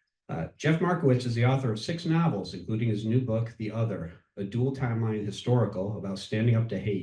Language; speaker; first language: English; native; English